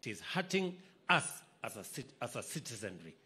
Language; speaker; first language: English; non-native, local second language; Swahili